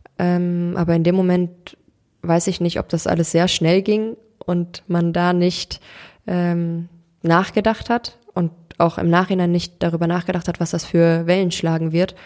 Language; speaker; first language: German; early bilingual, other home language; Turkish